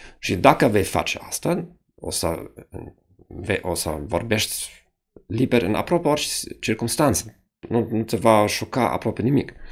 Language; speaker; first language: Romanian; non-native, fluent; German